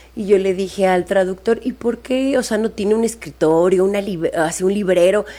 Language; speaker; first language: Spanish; native; Spanish